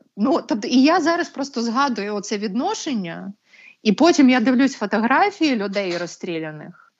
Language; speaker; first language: Ukrainian; native; Ukrainian